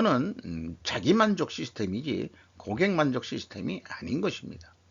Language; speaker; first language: Korean; native; Korean